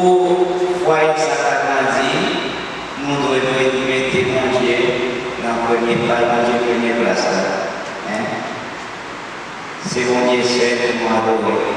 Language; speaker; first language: French; non-native, local second language; Haitian Creole